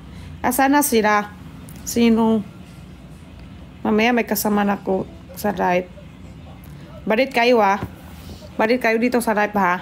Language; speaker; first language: Filipino; non-native, learner; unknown